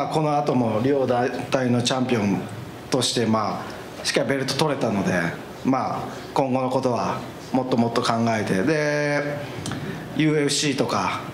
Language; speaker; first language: Japanese; native; Japanese